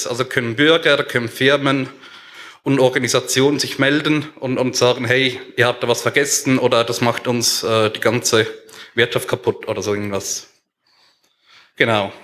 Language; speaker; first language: German; native; German